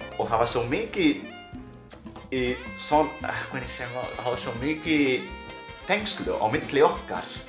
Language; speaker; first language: Icelandic; non-native, learner; Spanish